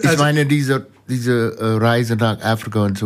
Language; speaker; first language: German; non-native, fluent; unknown